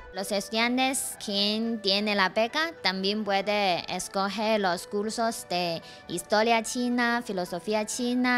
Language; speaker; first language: Spanish; non-native, learner; Chinese